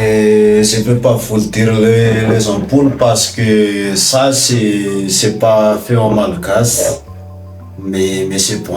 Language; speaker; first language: French; non-native, local second language; Malagasy